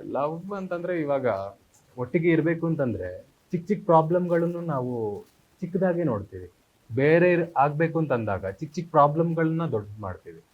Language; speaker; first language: Kannada; native; Kannada